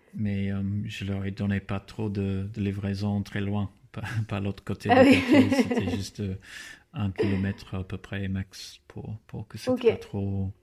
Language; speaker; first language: French; non-native, fluent; English